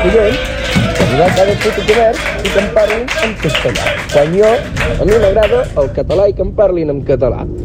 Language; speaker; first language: Catalan; early bilingual, other home language; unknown